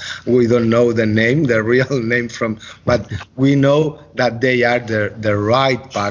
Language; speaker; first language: English; non-native, learner; Catalan